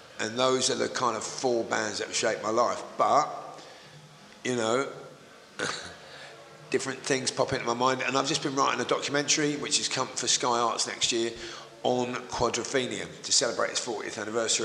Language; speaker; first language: English; native; English